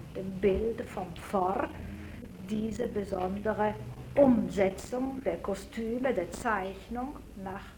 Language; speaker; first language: German; non-native, fluent; Italian